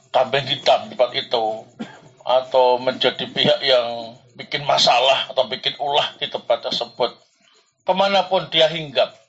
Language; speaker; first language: Indonesian; non-native, local second language; Javanese